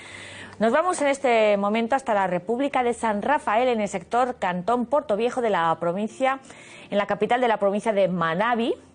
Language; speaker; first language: Spanish; native; Spanish